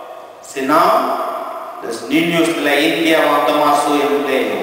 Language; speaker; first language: Spanish; non-native, fluent; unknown